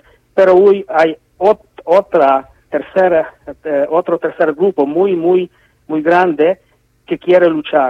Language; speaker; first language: Spanish; non-native, fluent; Ukrainian